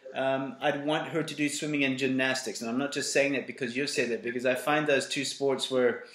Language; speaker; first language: English; native; English